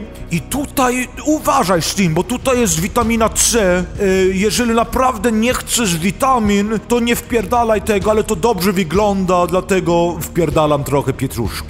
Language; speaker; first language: Polish; early bilingual, heritage; Polish